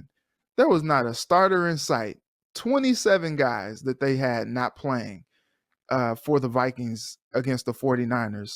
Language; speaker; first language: English; native; English